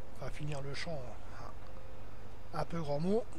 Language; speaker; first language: French; native; French